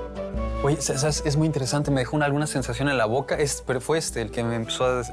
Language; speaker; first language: Spanish; native; Spanish